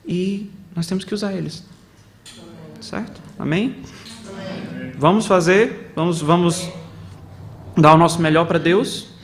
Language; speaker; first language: Portuguese; native; Portuguese